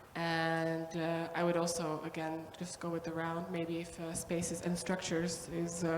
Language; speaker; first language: English; non-native, fluent; Slovak